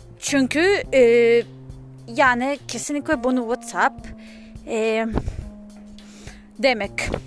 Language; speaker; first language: Turkish; non-native, learner; English